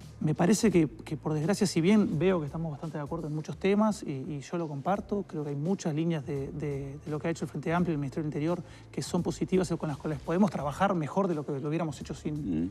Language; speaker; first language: Spanish; native; Spanish